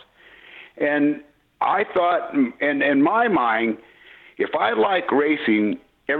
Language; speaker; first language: English; native; English